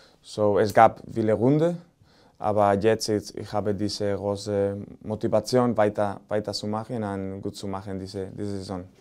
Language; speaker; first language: German; non-native, learner; Spanish